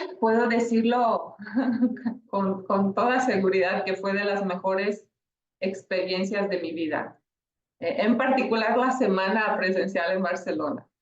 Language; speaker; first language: Spanish; non-native, fluent; Romanian